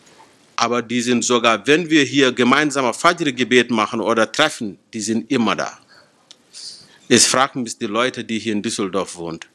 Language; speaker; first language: German; non-native, fluent; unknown